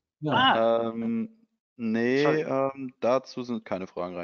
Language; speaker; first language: German; native; German